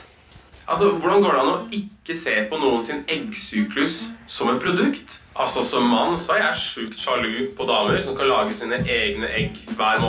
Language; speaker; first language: Norwegian; native; Norwegian